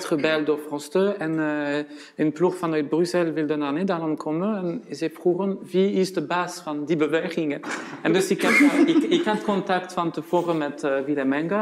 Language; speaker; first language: Dutch; non-native, fluent; French